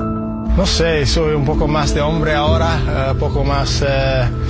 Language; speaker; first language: Spanish; non-native, learner; English